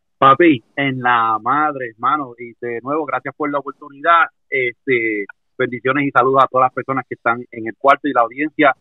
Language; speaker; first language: Spanish; native; Spanish